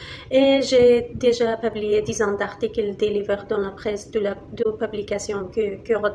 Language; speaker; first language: French; non-native, fluent; Kurdish